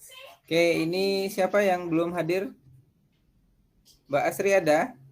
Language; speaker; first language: Indonesian; native; Indonesian